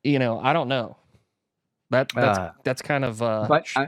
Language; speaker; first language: English; native; English